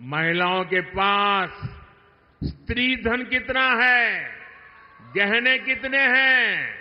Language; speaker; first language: Hindi; non-native, local second language; Gujarati